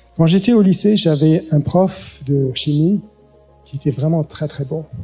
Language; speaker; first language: French; early bilingual, heritage; French